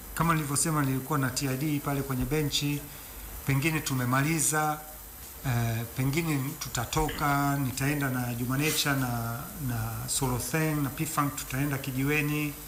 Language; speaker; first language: Swahili; non-native, fluent; Danish